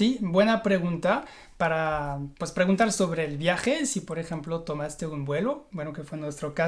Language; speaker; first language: Spanish; non-native, fluent; French